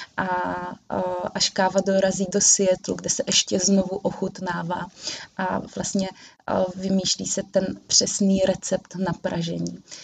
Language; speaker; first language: Czech; native; Czech